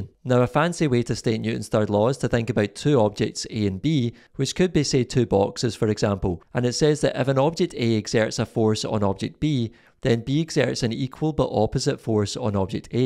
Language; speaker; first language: English; native; English